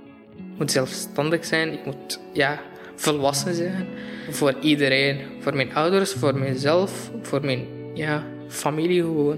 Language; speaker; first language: Dutch; non-native, fluent; Arabic